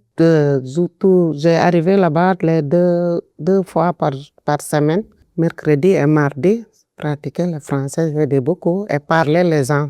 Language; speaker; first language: French; non-native, local second language; Wolof